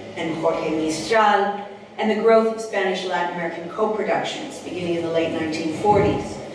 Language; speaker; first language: English; native; English